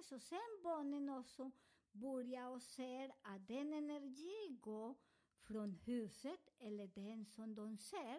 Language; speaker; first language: Swedish; non-native, learner; Spanish